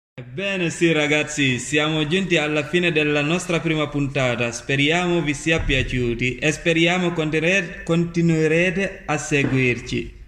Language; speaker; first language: Italian; non-native, fluent; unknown